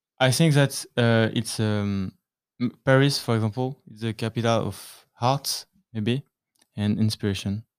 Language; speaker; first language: English; non-native, learner; French